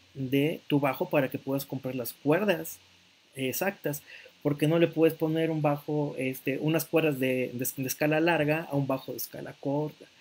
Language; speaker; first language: Spanish; native; Spanish